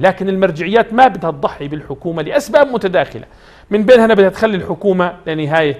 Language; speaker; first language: Arabic; native; Arabic